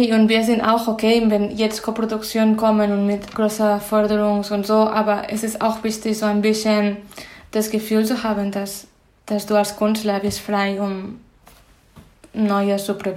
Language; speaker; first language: German; non-native, fluent; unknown